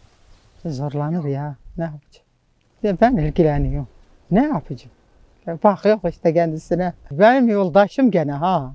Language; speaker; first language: Turkish; non-native, local second language; Arabic